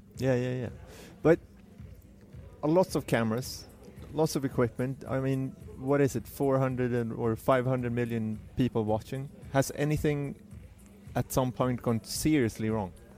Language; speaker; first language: English; non-native, fluent; Swedish